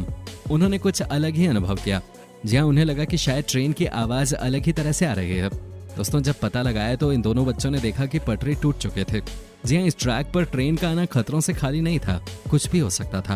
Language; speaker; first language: Hindi; native; Hindi